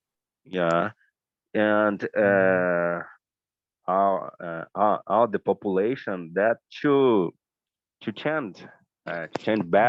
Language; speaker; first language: English; non-native, learner; Portuguese